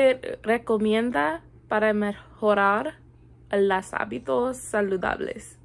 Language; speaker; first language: Spanish; non-native, learner; English